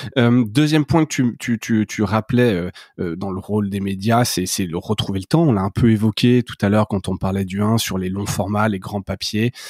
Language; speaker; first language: French; native; French